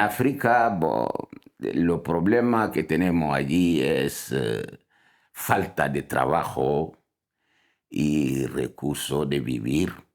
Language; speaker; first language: Spanish; non-native, fluent; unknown